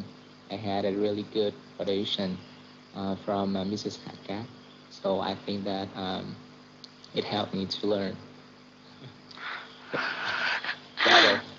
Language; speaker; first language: English; non-native, learner; Vietnamese